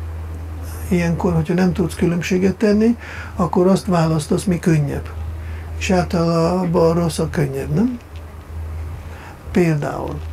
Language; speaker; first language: Hungarian; non-native, fluent; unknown